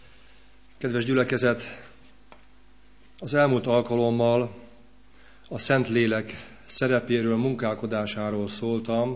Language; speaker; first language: Hungarian; native; Hungarian